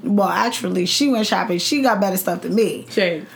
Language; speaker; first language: English; native; English